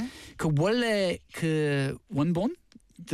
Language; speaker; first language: Korean; non-native, learner; English